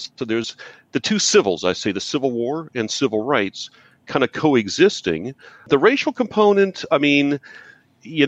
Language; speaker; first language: English; native; English